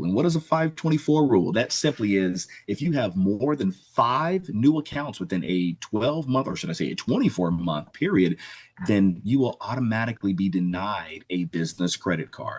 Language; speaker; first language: English; native; English